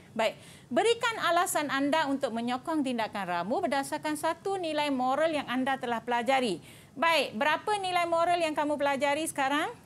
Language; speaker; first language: Malay; non-native, local second language; Tamil